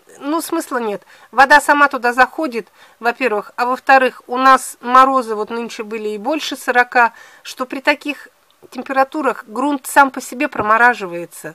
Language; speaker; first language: Russian; native; Russian